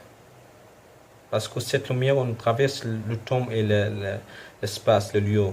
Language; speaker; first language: French; non-native, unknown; Arabic